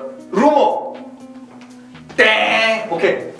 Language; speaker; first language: Korean; native; Korean